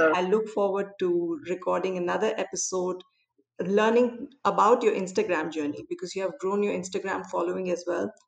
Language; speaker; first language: English; non-native, local second language; Hindi